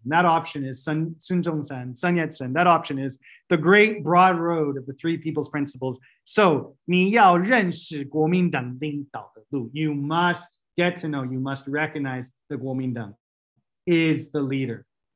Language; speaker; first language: English; native; English